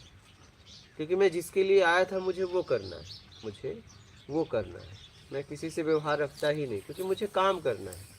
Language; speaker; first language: Hindi; native; Hindi